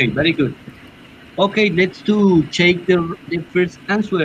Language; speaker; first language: English; non-native, learner; Spanish